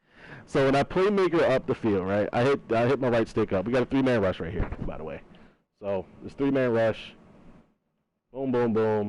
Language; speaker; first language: English; native; English